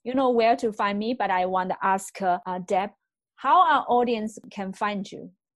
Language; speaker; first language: English; non-native, fluent; Chinese